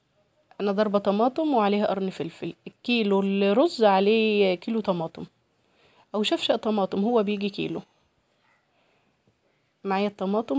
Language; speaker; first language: Arabic; native; Arabic